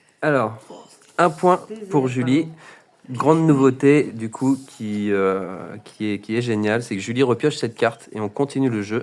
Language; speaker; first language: French; native; French